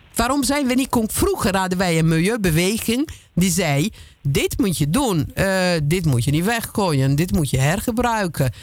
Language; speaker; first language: Dutch; non-native, fluent; Italian